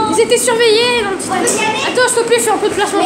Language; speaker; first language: French; native; French